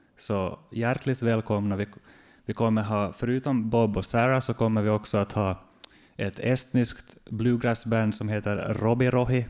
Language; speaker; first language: Swedish; native; Swedish